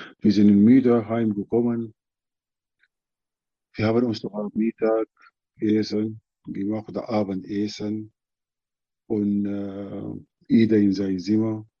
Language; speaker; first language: German; non-native, learner; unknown